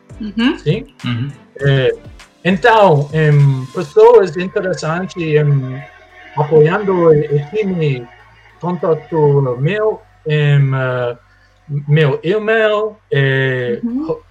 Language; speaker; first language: Portuguese; non-native, learner; English